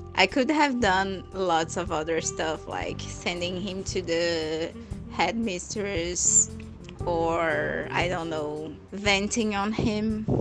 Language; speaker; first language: English; non-native, fluent; Portuguese